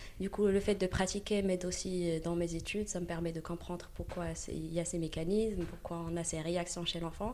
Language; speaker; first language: French; non-native, local second language; Arabic